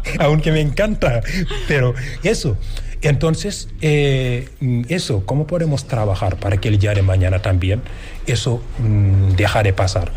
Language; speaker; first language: Spanish; non-native, fluent; Wolof